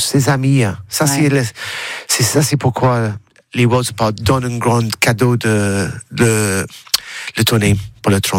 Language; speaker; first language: French; non-native, learner; English